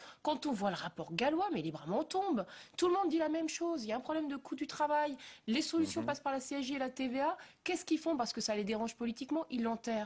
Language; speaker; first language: French; native; French